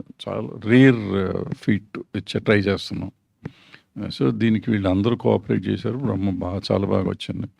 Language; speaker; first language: Telugu; native; Telugu